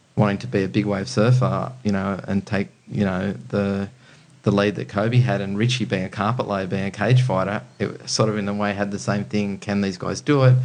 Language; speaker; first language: English; native; English